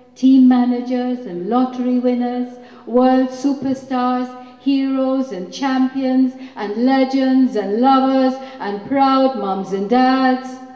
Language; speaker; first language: English; native; English